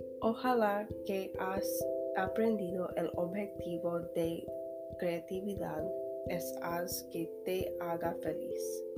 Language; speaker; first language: Spanish; non-native, learner; English